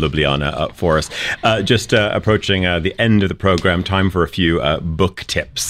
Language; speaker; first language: English; native; English